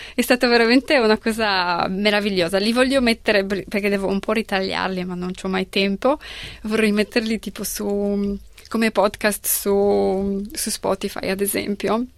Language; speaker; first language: Italian; non-native, fluent; Polish